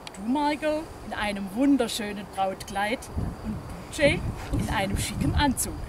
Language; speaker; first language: German; native; German